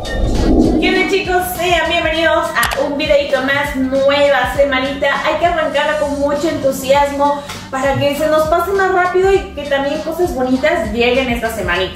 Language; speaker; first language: Spanish; native; Spanish